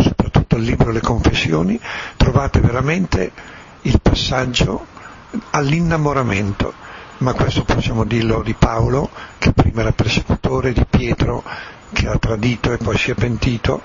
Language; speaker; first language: Italian; native; Italian